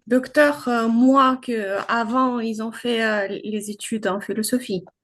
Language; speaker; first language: French; non-native, fluent; Ukrainian